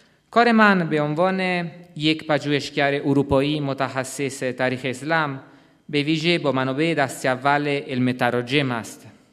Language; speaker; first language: Persian; non-native, fluent; Italian